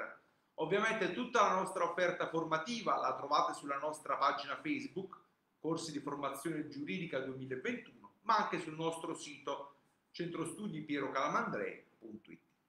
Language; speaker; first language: Italian; native; Italian